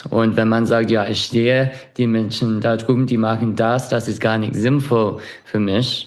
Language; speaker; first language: German; non-native, fluent; English